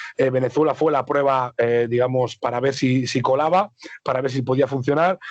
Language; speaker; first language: Spanish; native; Spanish